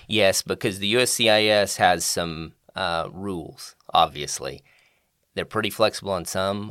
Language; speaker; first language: English; native; English